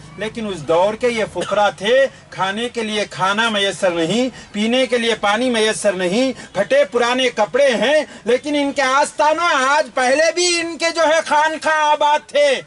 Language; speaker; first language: Urdu; native; Urdu